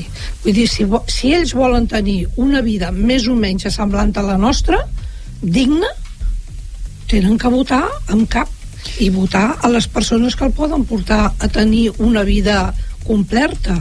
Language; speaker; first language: Catalan; native; Catalan